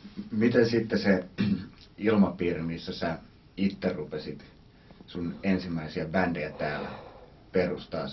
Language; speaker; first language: Finnish; native; Finnish